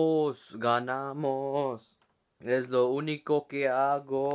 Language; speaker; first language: Spanish; non-native, learner; English